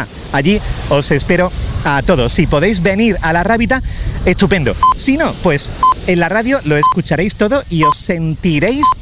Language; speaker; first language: Spanish; native; Spanish